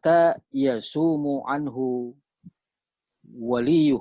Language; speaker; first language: Arabic; non-native, learner; Indonesian